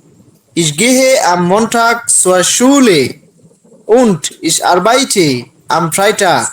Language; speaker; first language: German; non-native, learner; Bangla